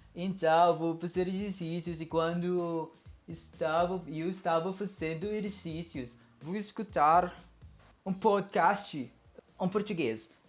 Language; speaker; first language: Portuguese; non-native, learner; Filipino